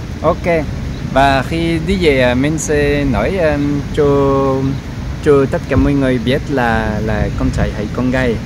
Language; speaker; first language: Vietnamese; non-native, learner; French